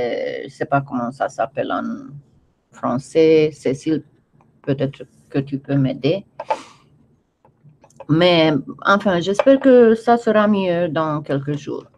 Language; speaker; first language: French; non-native, fluent; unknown